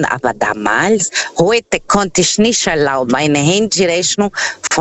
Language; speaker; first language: German; non-native, learner; Portuguese